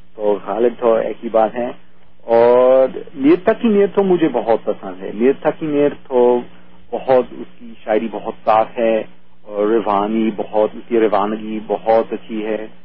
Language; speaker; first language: Urdu; non-native, fluent; English